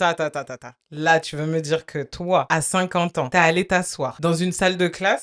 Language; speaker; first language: French; native; French